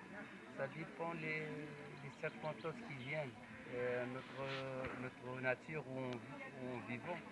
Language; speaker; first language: French; non-native, learner; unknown